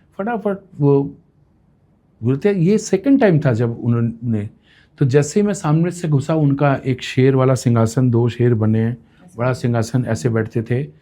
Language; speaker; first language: Hindi; non-native, local second language; Bangla